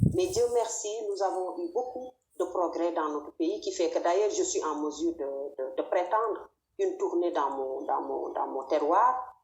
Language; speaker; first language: French; non-native, local second language; Wolof